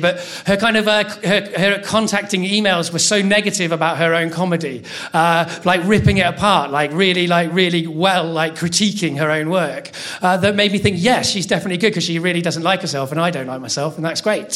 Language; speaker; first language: English; native; English